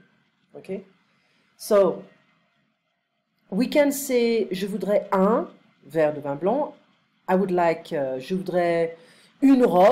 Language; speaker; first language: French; non-native, fluent; English